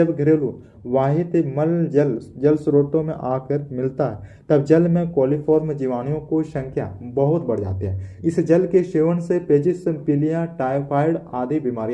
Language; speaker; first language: Hindi; native; Hindi